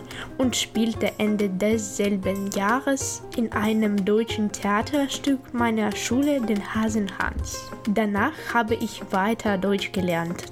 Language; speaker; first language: German; non-native, fluent; Ukrainian